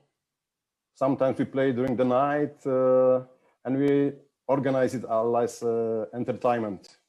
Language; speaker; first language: English; non-native, fluent; Polish